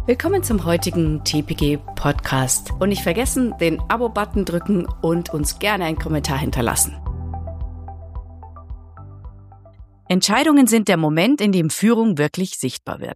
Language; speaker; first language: German; native; German